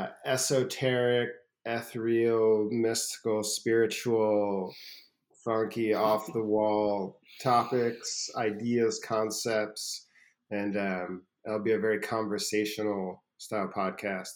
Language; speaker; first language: English; native; English